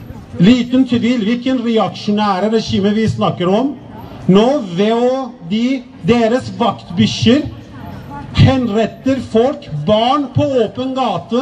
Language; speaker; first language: Norwegian; non-native, fluent; Persian